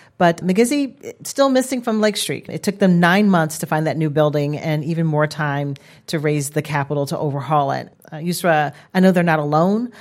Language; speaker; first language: English; native; English